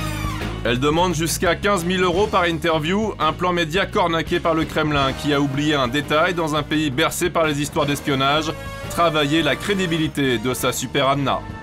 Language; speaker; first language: French; native; French